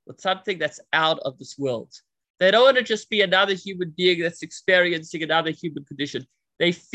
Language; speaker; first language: English; native; English